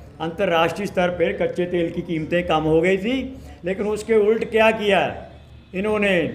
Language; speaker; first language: Hindi; native; Hindi